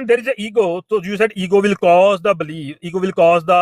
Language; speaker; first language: English; non-native, fluent; Punjabi